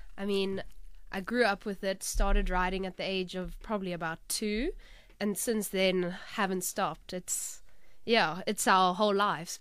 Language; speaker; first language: English; native; English